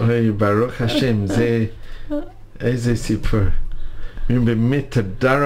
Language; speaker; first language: Hebrew; non-native, learner; English